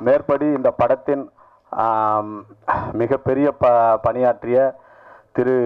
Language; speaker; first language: Tamil; native; Tamil